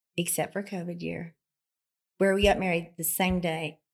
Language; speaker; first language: English; native; English